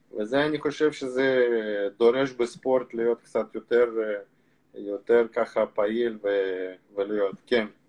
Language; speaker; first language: Hebrew; non-native, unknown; Russian